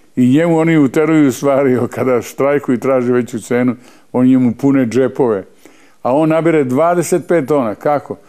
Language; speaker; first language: Serbian; native; Serbian